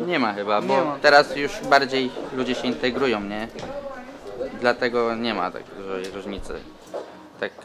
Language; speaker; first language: Polish; early bilingual, other home language; Turkish